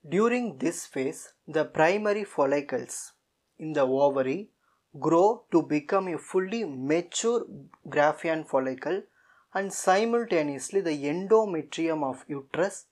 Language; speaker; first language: English; non-native, local second language; Tamil